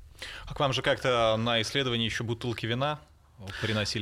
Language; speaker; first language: Russian; native; Russian